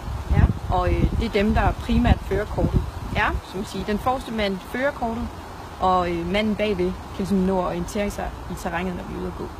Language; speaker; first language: Danish; native; Danish